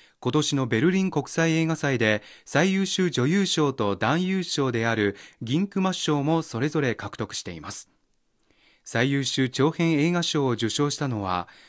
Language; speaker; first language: Japanese; non-native, fluent; Chinese